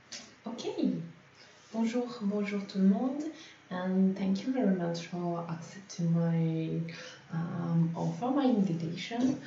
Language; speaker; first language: English; non-native, fluent; French